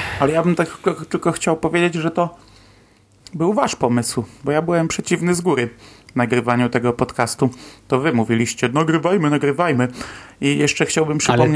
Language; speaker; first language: Polish; native; Polish